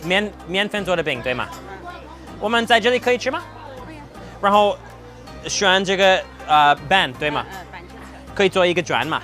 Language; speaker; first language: Chinese; non-native, learner; English